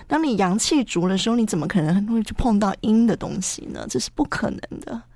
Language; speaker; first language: Chinese; native; Chinese